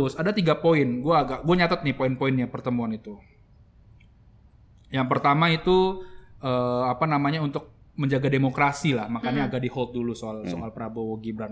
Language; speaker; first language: Indonesian; native; Indonesian